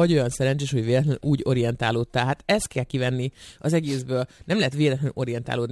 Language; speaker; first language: Hungarian; native; Hungarian